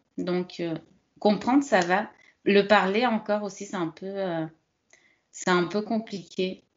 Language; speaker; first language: French; early bilingual, other home language; Spanish